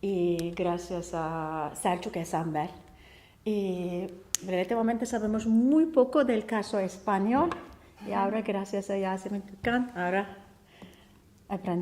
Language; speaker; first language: Spanish; non-native, fluent; Turkish